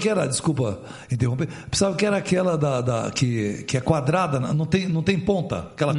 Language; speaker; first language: Portuguese; native; Portuguese